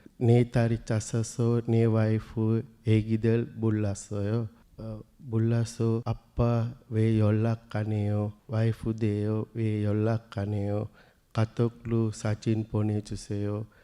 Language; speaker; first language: Korean; non-native, learner; Sinhala